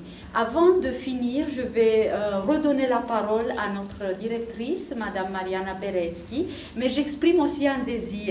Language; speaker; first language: French; non-native, fluent; Italian